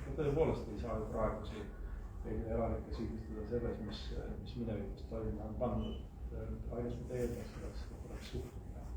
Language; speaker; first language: Estonian; native; Estonian